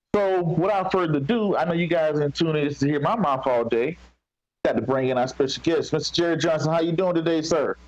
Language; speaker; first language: English; native; English